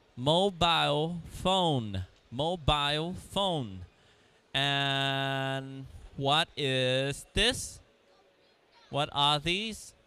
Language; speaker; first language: English; non-native, fluent; Vietnamese